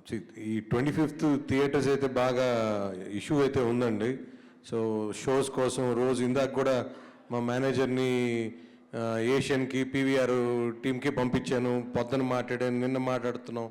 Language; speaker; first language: Telugu; native; Telugu